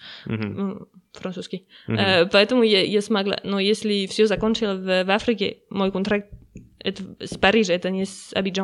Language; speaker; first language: Russian; non-native, learner; French